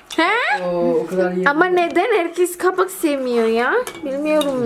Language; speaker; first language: Turkish; non-native, learner; Indonesian